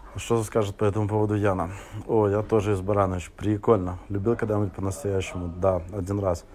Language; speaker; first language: Russian; native; Russian